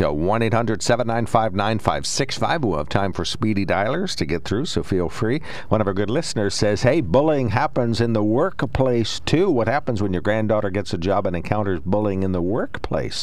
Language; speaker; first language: English; native; English